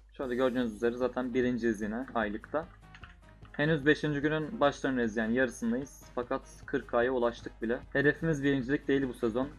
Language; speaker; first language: Turkish; native; Turkish